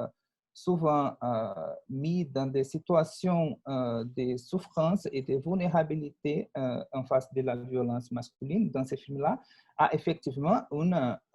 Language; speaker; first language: French; non-native, fluent; Portuguese